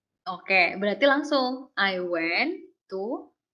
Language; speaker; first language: English; non-native, fluent; Javanese